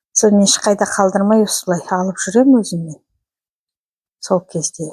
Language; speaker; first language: Kazakh; native; Kazakh